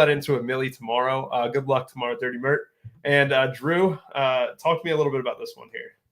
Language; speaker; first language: English; native; English